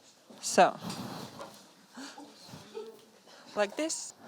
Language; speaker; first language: English; non-native, fluent; Latvian